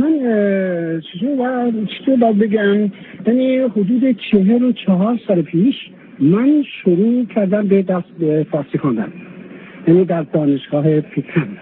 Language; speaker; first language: Persian; non-native, fluent; Chinese